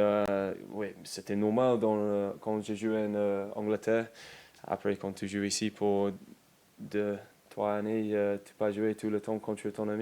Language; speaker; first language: French; non-native, learner; English